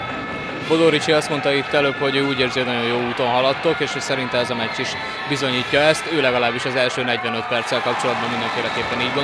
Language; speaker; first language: Hungarian; native; Hungarian